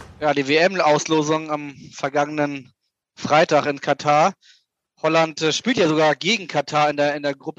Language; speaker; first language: German; native; German